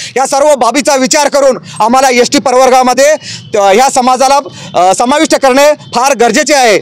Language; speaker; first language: Marathi; non-native, local second language; Lambadi